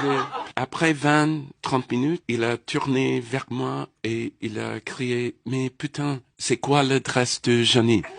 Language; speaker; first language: French; non-native, fluent; English